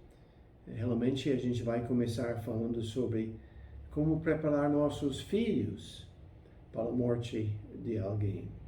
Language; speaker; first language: Portuguese; non-native, fluent; English